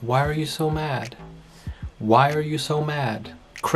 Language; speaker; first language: English; non-native, fluent; Portuguese